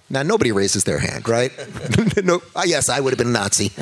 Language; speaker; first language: English; native; English